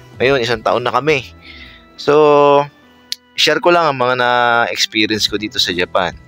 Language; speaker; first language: Filipino; native; Filipino